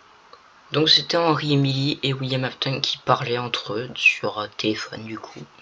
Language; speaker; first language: French; native; French